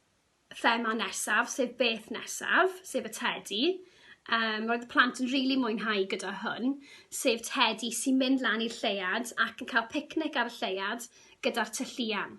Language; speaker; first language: Welsh; non-native, local second language; English